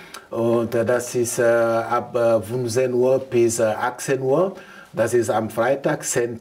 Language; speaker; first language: German; non-native, learner; Mandingo